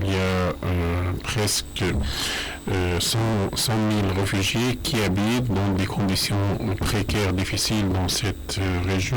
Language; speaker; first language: French; non-native, fluent; Arabic